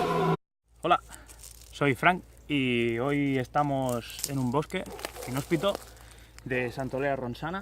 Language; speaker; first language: Spanish; native; Spanish